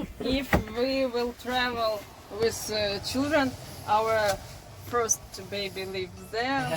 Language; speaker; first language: English; non-native, learner; French